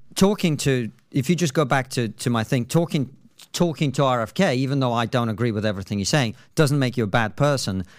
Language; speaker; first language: English; non-native, fluent; Russian